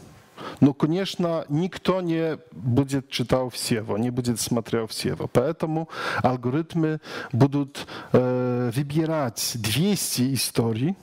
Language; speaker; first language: Russian; non-native, learner; Polish